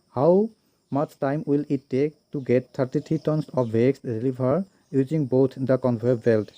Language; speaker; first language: English; non-native, local second language; Assamese